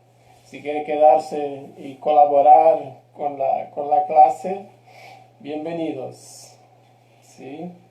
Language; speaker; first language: Spanish; non-native, fluent; Portuguese